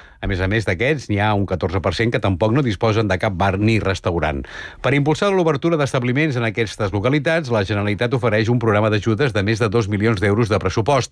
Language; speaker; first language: Catalan; native; Catalan